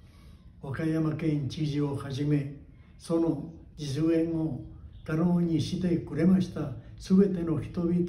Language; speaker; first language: Japanese; early bilingual, heritage; Japanese